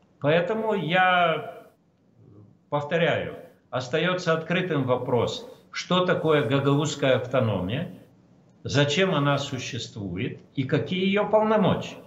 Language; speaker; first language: Russian; non-native, local second language; Romanian